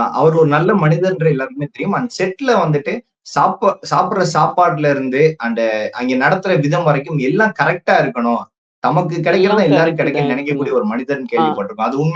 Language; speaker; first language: Tamil; native; Tamil